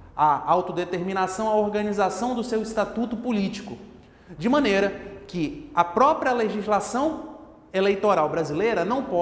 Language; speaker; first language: Portuguese; native; Portuguese